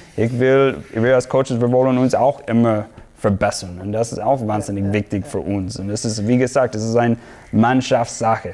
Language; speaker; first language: German; non-native, fluent; English